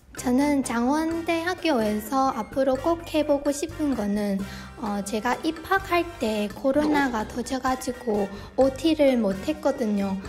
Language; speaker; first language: Korean; non-native, fluent; Vietnamese